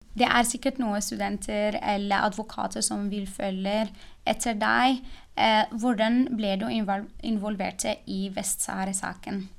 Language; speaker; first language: Norwegian; non-native, fluent; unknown